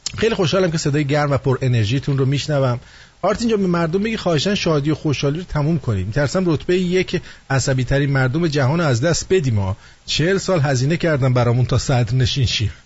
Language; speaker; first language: Persian; native; Persian